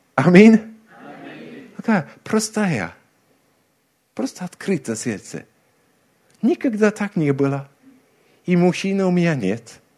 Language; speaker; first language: Russian; non-native, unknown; Swedish